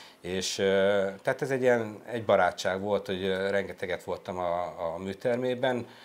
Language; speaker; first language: Hungarian; native; Hungarian